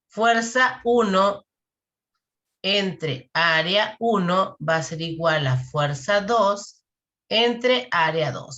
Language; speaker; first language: Spanish; native; Spanish